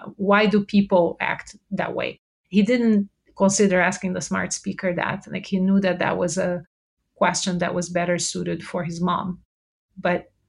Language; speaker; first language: English; non-native, fluent; Portuguese